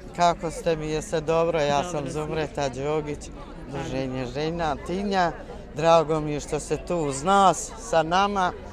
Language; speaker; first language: Bosnian; native; Bosnian